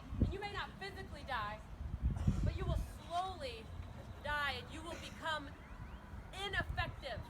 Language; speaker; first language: English; native; English